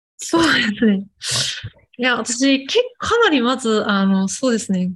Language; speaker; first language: Japanese; early bilingual, other home language; Chinese